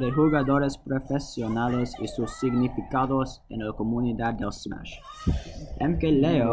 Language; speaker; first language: Spanish; non-native, learner; English